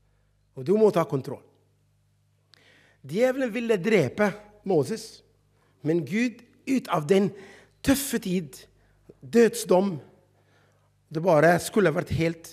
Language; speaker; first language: Norwegian; non-native, fluent; Arabic